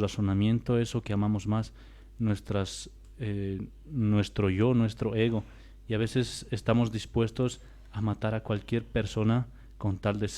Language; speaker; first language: Spanish; native; Spanish